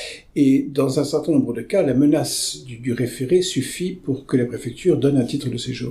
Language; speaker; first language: French; native; French